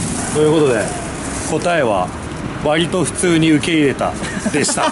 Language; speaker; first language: Japanese; native; Japanese